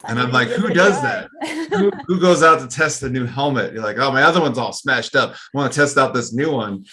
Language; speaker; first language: English; native; English